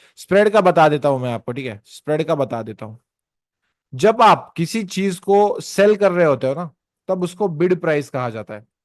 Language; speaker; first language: Hindi; non-native, local second language; Marathi